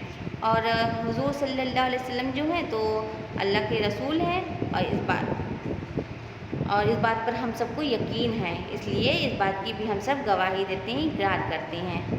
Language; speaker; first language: Urdu; native; Urdu